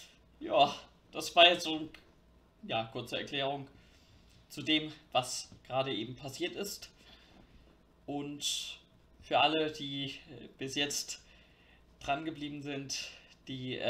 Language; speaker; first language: German; native; German